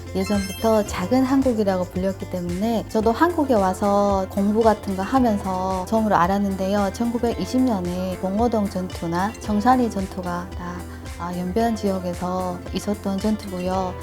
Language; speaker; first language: Korean; early bilingual, heritage; Korean